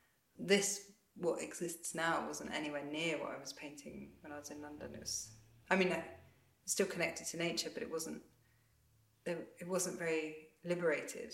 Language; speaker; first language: English; native; English